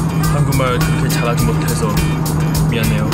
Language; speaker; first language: Korean; non-native, learner; Chinese